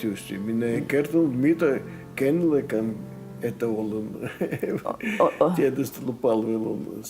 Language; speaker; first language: Finnish; non-native, learner; Russian